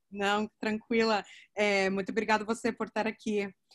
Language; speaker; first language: Portuguese; non-native, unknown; English